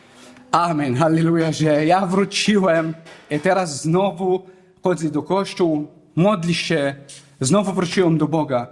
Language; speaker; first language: Polish; non-native, learner; Arabic